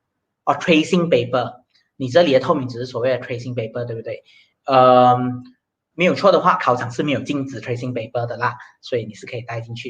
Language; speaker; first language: Chinese; native; Chinese